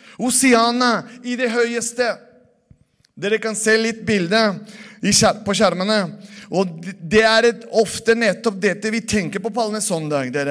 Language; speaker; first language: Norwegian; non-native, fluent; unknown